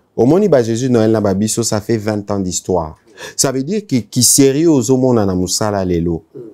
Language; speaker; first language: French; non-native, local second language; Lingala